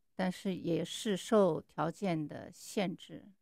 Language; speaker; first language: Chinese; native; Chinese